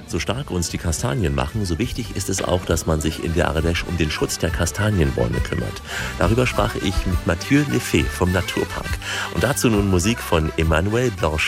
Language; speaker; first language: German; native; German